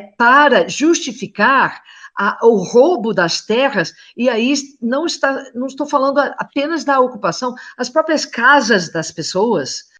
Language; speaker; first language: Portuguese; non-native, fluent; English